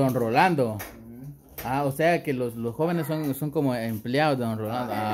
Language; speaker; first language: Spanish; native; Spanish